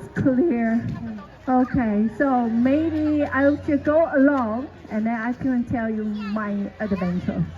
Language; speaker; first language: English; non-native, learner; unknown